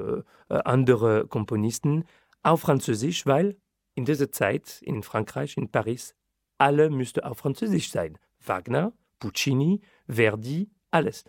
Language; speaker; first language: German; non-native, fluent; French